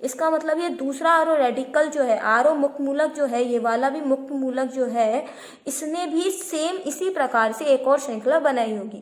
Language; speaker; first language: Hindi; native; Hindi